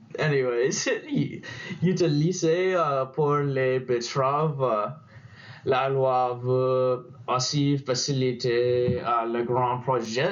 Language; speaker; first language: French; non-native, learner; English